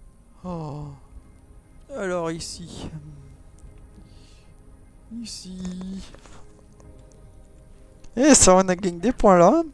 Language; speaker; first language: French; native; French